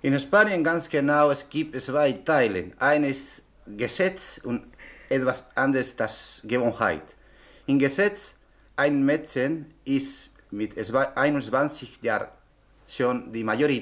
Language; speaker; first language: German; non-native, learner; Spanish